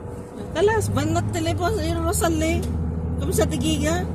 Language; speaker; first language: Arabic; non-native, learner; Filipino